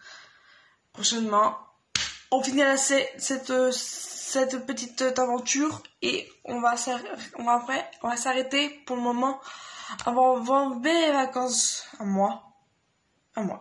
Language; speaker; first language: French; native; French